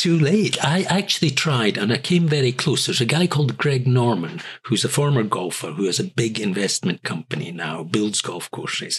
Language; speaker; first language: English; native; English